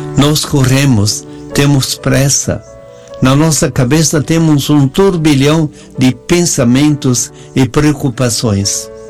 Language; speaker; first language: Portuguese; non-native, fluent; Italian